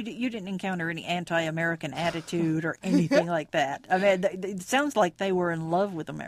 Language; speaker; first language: English; native; English